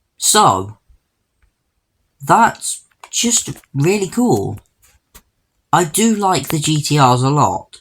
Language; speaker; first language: English; native; English